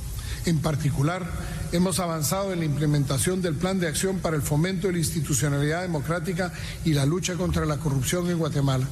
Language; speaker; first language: Spanish; native; Spanish